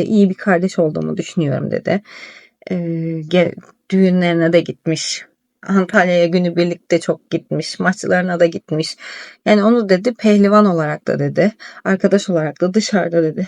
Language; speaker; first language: Turkish; native; Turkish